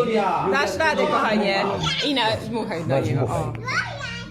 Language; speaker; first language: Polish; non-native, learner; English